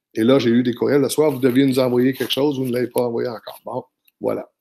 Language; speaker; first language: French; native; French